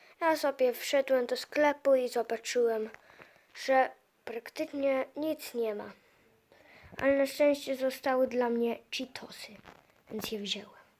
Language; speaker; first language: Polish; native; Polish